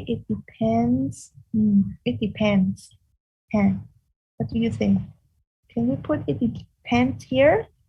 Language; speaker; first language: English; non-native, fluent; Vietnamese